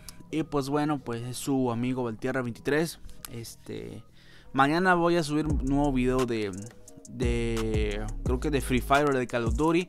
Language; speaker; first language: Spanish; native; Spanish